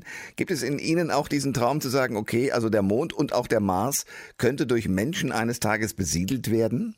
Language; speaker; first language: German; native; German